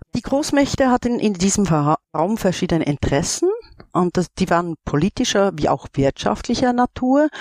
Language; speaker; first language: German; native; German